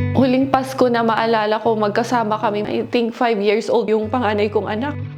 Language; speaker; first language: Filipino; non-native, local second language; Cebuano